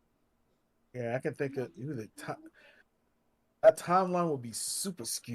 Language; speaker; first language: English; native; English